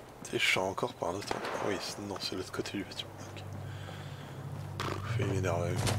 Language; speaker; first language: French; native; French